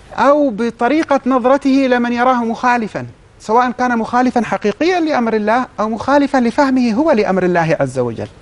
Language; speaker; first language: Arabic; native; Arabic